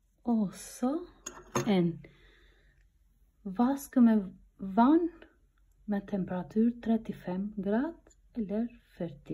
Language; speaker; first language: Norwegian; non-native, learner; Albanian